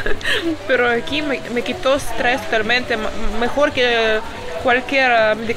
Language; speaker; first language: Spanish; non-native, learner; Ukrainian